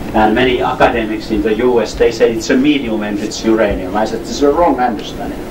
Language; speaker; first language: English; non-native, fluent; Finnish